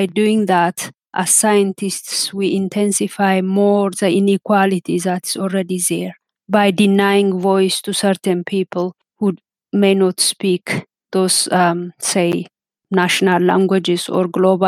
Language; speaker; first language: English; non-native, fluent; Amharic